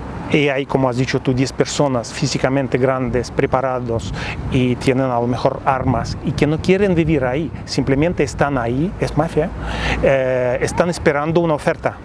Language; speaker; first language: Spanish; non-native, fluent; Russian